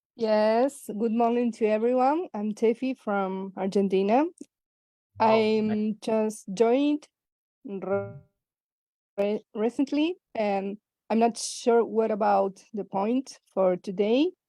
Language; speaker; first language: English; non-native, learner; Spanish